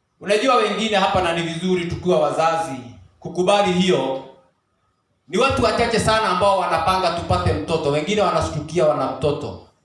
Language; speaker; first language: Swahili; non-native, local second language; Kikuyu